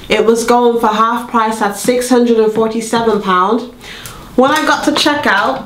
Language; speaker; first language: English; native; English